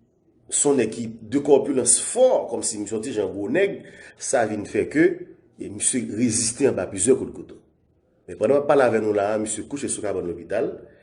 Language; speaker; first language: French; non-native, learner; Haitian Creole